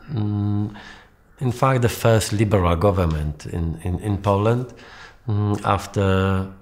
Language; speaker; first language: English; non-native, fluent; Polish